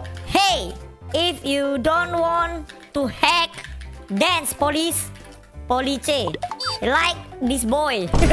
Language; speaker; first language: English; non-native, learner; Indonesian